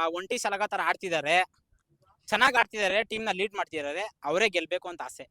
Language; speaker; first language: Kannada; native; Kannada